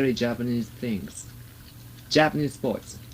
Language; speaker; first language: English; non-native, learner; Japanese